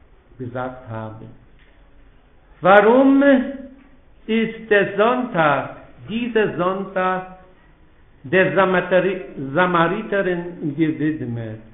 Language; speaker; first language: German; non-native, fluent; Polish